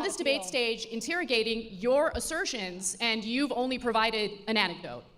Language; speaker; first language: English; native; English